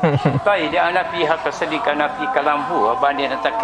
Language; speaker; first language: Arabic; non-native, learner; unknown